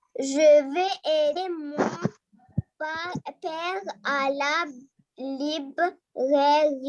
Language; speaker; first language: French; non-native, learner; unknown